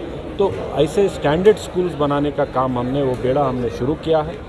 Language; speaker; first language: Urdu; native; Urdu